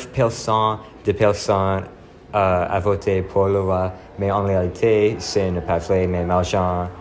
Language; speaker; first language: French; non-native, learner; English